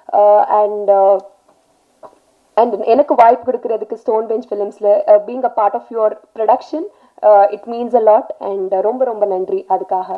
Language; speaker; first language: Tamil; non-native, learner; Telugu